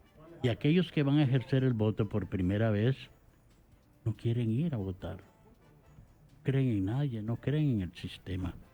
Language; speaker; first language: Spanish; native; Spanish